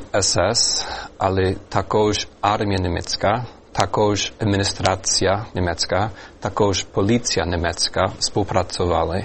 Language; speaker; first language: Ukrainian; non-native, fluent; English